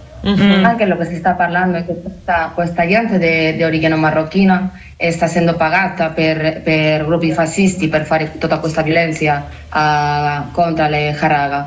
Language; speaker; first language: Italian; non-native, learner; Spanish